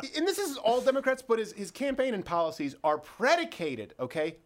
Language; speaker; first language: English; native; English